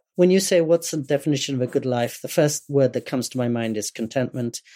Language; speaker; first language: English; native; English